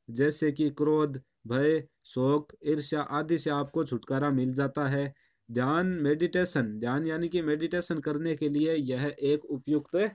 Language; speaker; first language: Hindi; native; Hindi